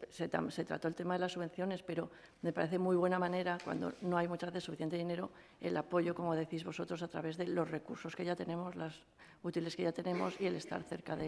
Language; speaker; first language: Spanish; native; Spanish